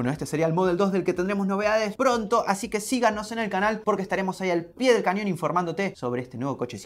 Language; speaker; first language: Spanish; native; Spanish